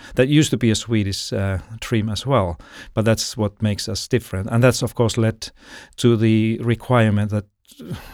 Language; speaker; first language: English; non-native, fluent; Finnish